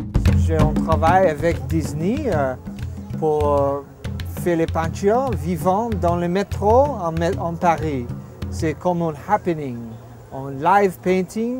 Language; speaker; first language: French; non-native, learner; English